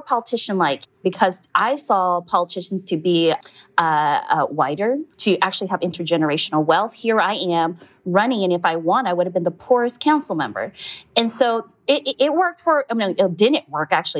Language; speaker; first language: English; native; English